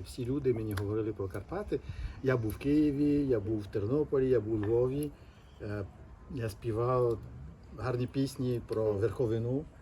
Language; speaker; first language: Ukrainian; non-native, fluent; French